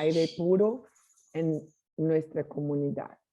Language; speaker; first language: Spanish; non-native, learner; Portuguese